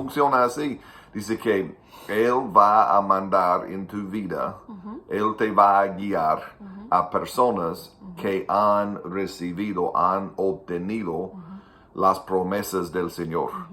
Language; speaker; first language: Spanish; non-native, fluent; English